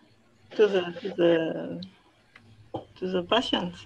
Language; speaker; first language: English; non-native, learner; French